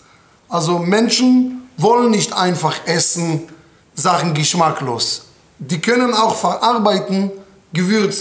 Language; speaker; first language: German; non-native, fluent; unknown